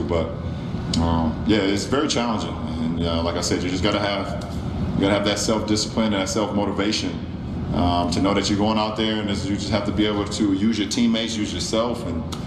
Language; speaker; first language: English; native; English